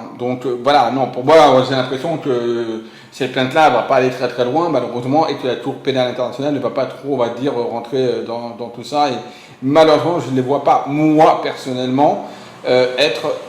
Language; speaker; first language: French; native; French